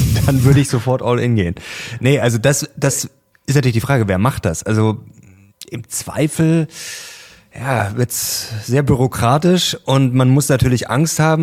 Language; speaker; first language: German; native; German